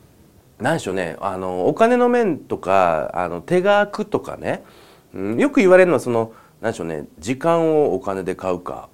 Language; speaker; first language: Japanese; native; Japanese